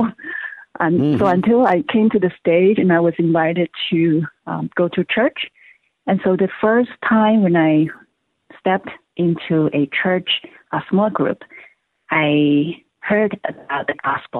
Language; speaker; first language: English; non-native, local second language; Cantonese